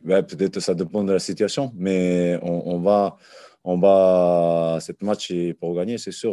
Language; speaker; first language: French; non-native, learner; Japanese